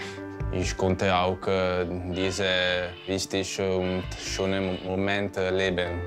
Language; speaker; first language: German; non-native, learner; Italian